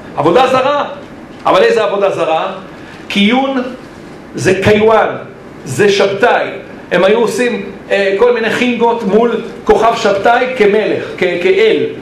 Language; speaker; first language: Hebrew; native; Hebrew